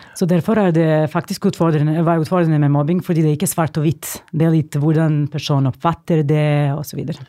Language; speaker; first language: Norwegian; non-native, fluent; Serbian